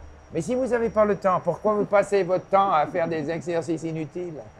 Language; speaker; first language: French; non-native, local second language; English